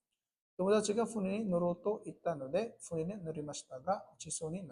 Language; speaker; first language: Japanese; non-native, fluent; Filipino